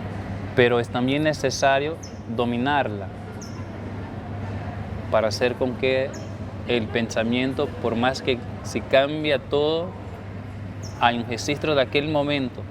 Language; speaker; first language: Spanish; non-native, fluent; Portuguese